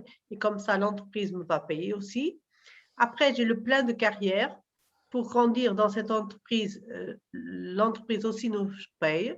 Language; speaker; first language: French; non-native, fluent; Portuguese